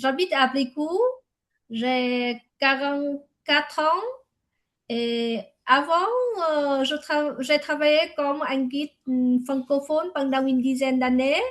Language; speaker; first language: French; non-native, learner; Vietnamese